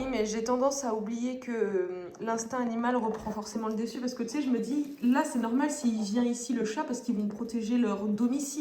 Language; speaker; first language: French; native; French